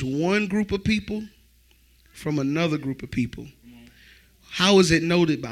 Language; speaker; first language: English; native; English